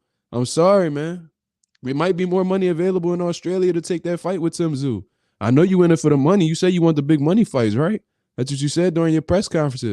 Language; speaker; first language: English; native; English